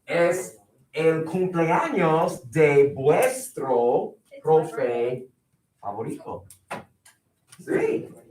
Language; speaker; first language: Spanish; non-native, fluent; English